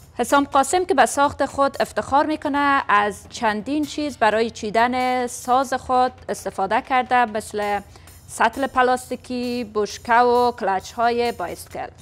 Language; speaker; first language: Persian; native; Persian